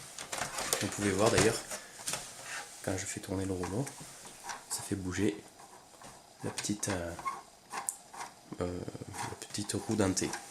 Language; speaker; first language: French; native; French